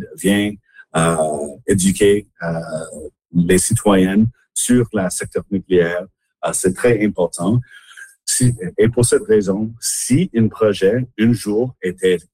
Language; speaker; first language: French; non-native, local second language; English